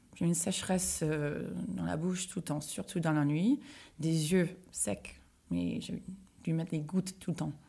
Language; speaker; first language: French; non-native, fluent; English